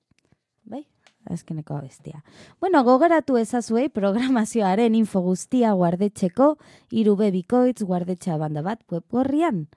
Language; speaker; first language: Basque; non-native, learner; Spanish